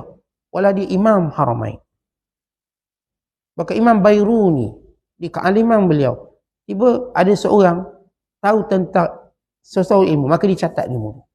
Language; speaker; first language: Malay; native; Malay